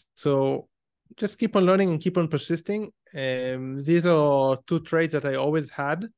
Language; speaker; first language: English; non-native, fluent; Hebrew